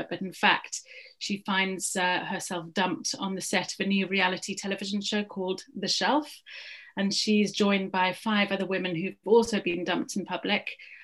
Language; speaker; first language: English; native; English